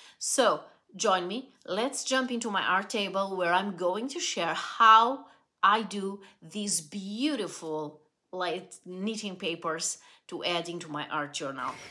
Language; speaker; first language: English; non-native, fluent; Portuguese